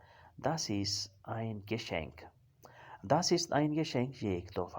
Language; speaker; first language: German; non-native, learner; Urdu